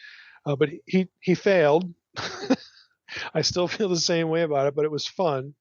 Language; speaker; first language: English; native; English